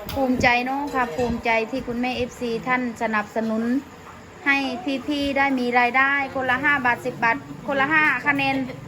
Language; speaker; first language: Thai; native; Thai